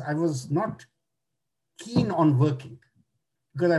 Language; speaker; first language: English; non-native, local second language; Bangla